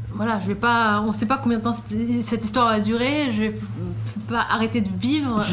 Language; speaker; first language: French; non-native, fluent; Swedish